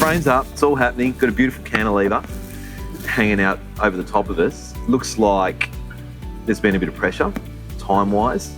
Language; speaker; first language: English; native; English